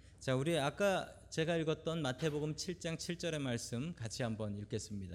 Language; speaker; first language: Korean; native; Korean